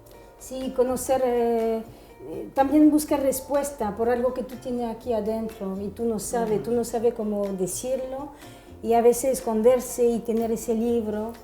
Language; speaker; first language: Spanish; non-native, fluent; French